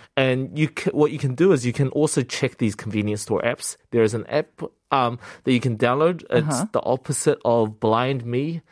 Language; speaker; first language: English; native; English